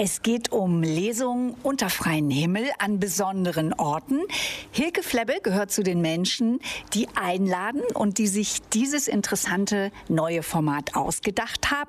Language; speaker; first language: German; native; German